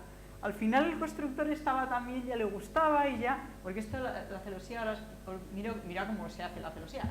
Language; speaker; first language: Spanish; native; Spanish